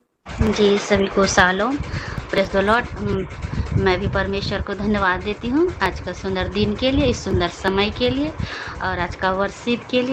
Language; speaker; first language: Hindi; non-native, local second language; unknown